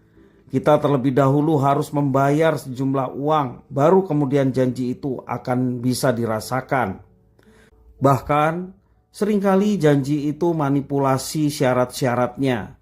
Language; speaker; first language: Indonesian; native; Indonesian